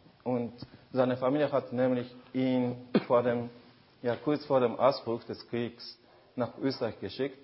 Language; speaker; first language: German; non-native, fluent; Japanese